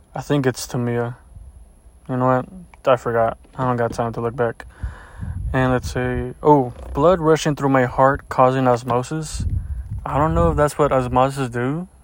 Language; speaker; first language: English; early bilingual, other home language; Spanish